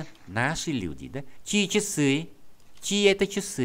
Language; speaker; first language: Russian; non-native, fluent; Vietnamese